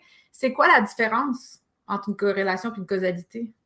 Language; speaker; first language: French; native; French